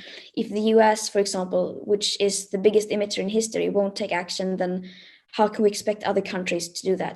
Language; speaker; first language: English; non-native, fluent; Swedish